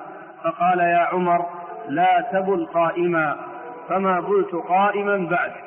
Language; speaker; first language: Arabic; native; Arabic